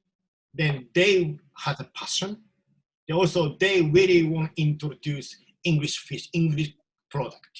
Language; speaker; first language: English; non-native, learner; Japanese